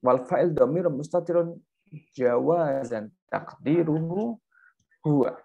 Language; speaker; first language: Arabic; non-native, fluent; Indonesian